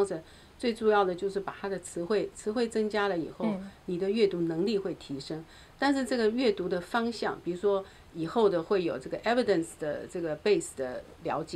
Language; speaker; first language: Chinese; native; Chinese